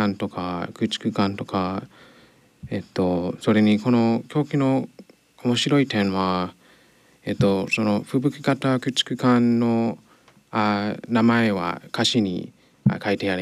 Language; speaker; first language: Japanese; non-native, learner; English